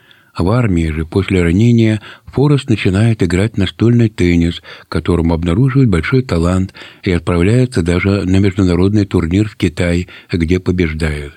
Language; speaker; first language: Russian; native; Russian